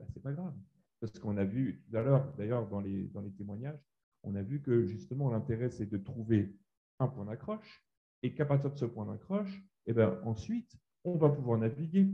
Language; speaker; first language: French; native; French